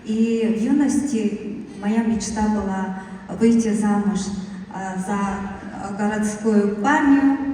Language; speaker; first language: Russian; non-native, learner; Mongolian